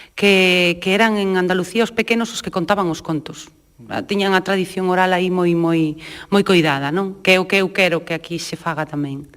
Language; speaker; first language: Galician; native; Galician